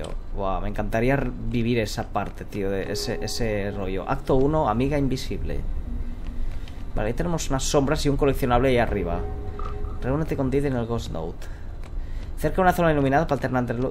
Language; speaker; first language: Spanish; native; Spanish